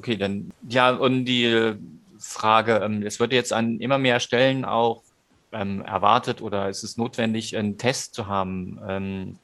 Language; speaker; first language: German; native; German